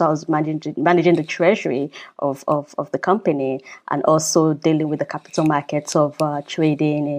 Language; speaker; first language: English; non-native, local second language; Yoruba